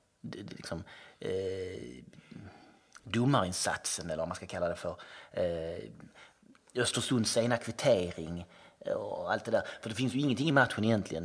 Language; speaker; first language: Swedish; native; Swedish